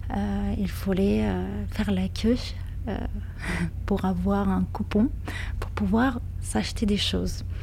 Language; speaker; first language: French; non-native, fluent; Lithuanian